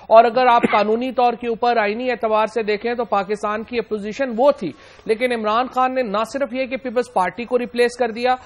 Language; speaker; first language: Urdu; native; Urdu